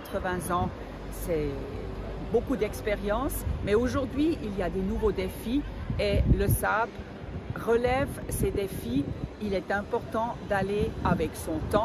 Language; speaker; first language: French; non-native, local second language; German